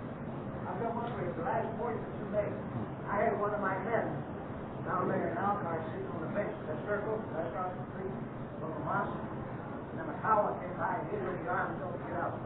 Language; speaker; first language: English; native; English